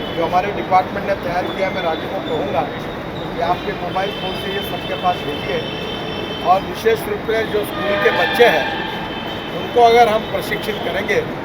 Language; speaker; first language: Hindi; non-native, local second language; Marathi